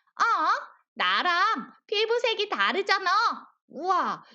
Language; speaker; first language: Korean; native; Korean